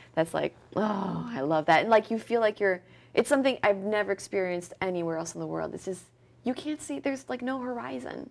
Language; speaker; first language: English; early bilingual, other home language; French